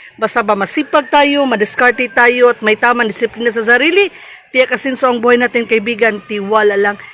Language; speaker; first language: Filipino; non-native, local second language; Cebuano